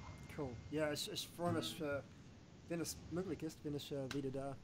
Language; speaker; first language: German; non-native, learner; English